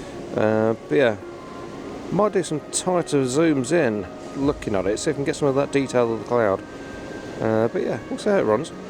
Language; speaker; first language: English; native; English